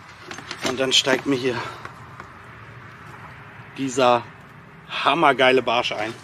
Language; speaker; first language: German; native; German